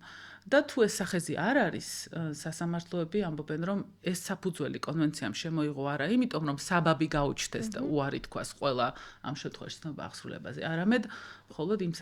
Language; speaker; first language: Georgian; native; Georgian